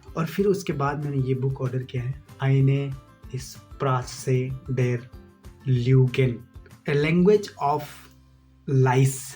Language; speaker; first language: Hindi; non-native, local second language; Assamese